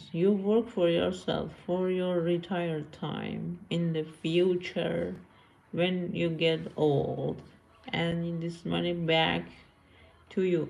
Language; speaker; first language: English; non-native, learner; Persian